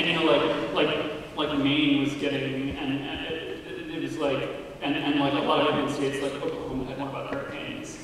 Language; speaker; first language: English; native; English